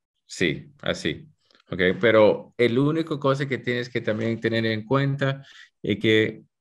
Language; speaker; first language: Spanish; early bilingual, heritage; Spanish